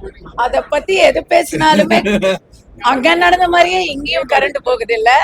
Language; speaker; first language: Tamil; native; Tamil